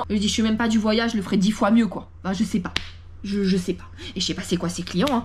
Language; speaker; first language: French; native; French